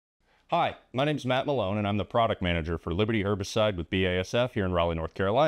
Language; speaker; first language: English; native; English